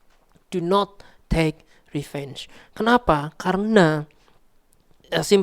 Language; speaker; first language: English; non-native, local second language; Indonesian